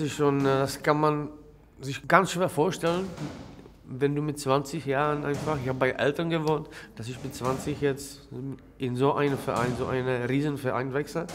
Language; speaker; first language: German; non-native, learner; Czech